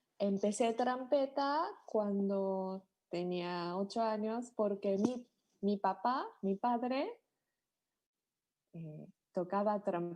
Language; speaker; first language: Spanish; non-native, learner; Japanese